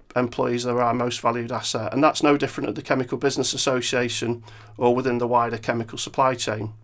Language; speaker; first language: English; native; English